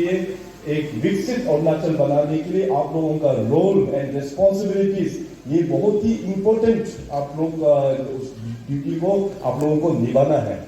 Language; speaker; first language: Hindi; non-native, local second language; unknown